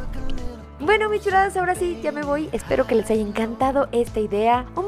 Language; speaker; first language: Spanish; native; Spanish